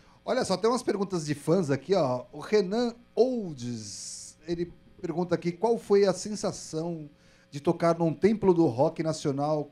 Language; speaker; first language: Portuguese; native; Portuguese